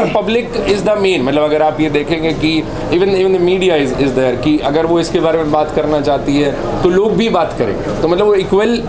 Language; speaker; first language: Hindi; native; Hindi